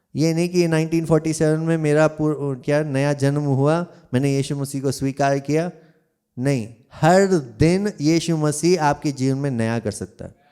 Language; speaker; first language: Hindi; non-native, local second language; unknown